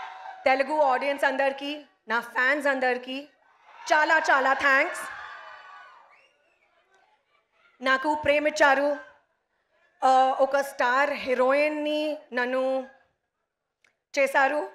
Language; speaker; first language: Telugu; non-native, learner; Hindi